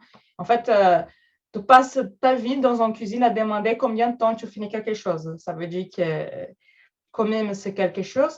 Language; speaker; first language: French; non-native, fluent; Portuguese